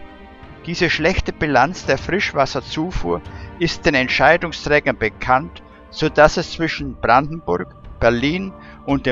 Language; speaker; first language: German; native; German